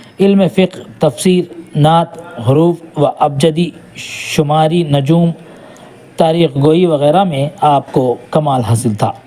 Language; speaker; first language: Urdu; native; Urdu